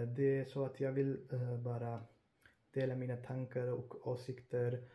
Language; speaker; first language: Swedish; non-native, fluent; Urdu